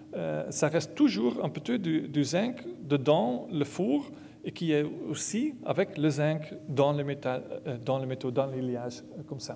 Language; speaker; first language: French; non-native, learner; Dutch